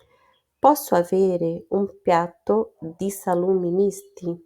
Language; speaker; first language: Italian; non-native, fluent; Portuguese